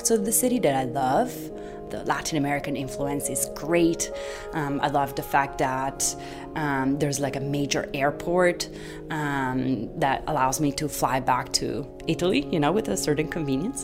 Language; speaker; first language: English; non-native, fluent; Italian